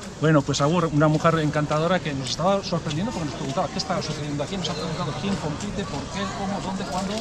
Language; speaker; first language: Spanish; native; Spanish